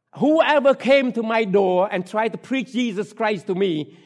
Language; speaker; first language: English; non-native, fluent; Khmer